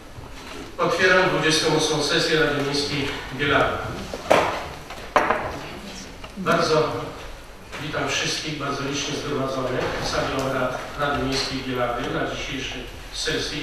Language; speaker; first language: Polish; native; Polish